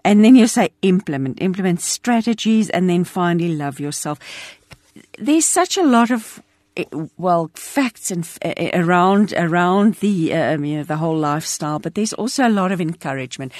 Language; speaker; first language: English; non-native, local second language; Afrikaans